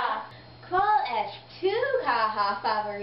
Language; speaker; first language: Spanish; non-native, learner; English